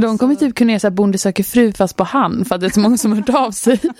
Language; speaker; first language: Swedish; native; Swedish